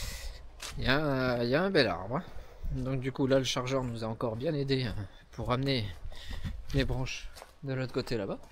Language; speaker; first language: French; native; French